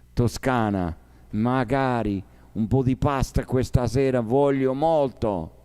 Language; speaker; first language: Italian; non-native, learner; English